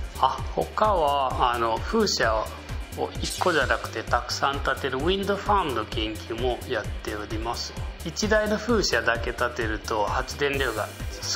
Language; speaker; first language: Japanese; non-native, fluent; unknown